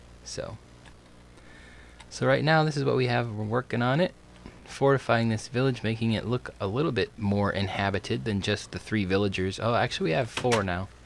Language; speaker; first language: English; native; English